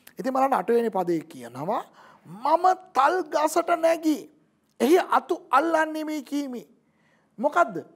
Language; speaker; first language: Sinhala; non-native, local second language; Tamil